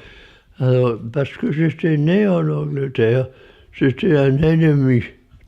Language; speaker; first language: French; non-native, fluent; English